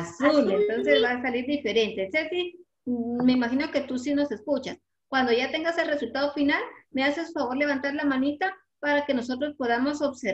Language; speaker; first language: Spanish; native; Spanish